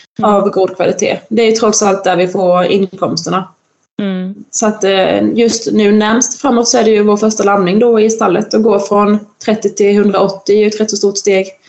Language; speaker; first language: Swedish; native; Swedish